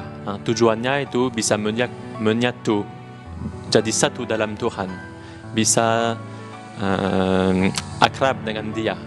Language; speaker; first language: Indonesian; non-native, learner; French